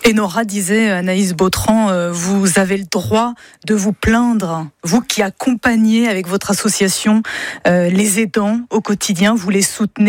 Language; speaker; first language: French; native; French